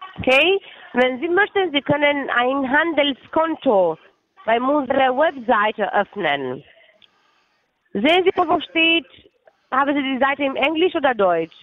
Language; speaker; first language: German; non-native, fluent; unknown